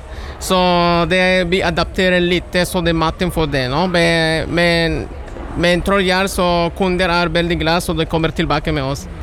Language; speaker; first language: Norwegian; non-native, learner; Spanish